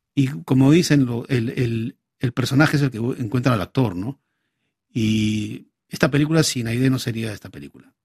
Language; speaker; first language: Spanish; native; Spanish